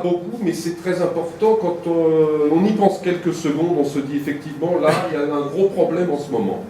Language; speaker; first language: French; native; French